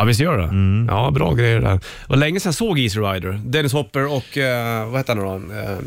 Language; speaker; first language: Swedish; native; Swedish